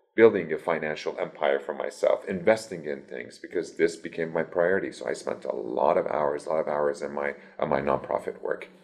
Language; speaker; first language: English; early bilingual, other home language; Persian